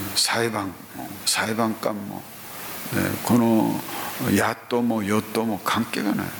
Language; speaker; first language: Japanese; non-native, fluent; Korean